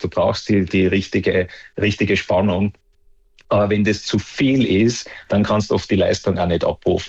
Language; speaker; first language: German; native; German